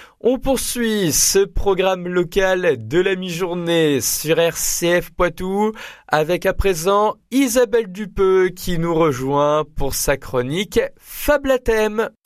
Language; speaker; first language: French; native; French